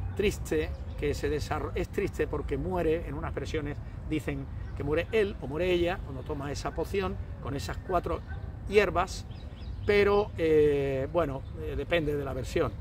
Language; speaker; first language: Spanish; native; Spanish